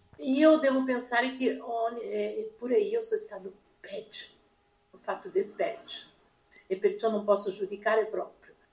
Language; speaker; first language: Italian; non-native, fluent; Portuguese